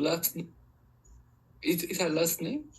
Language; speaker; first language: English; non-native, learner; Spanish